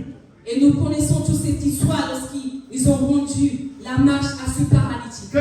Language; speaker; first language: French; non-native, local second language; Ewe